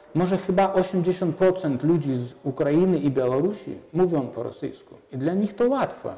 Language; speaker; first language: Polish; non-native, fluent; Russian